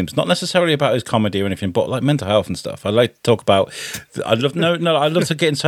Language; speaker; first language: English; native; English